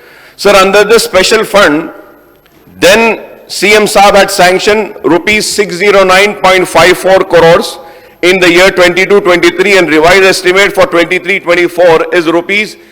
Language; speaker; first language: English; non-native, local second language; Urdu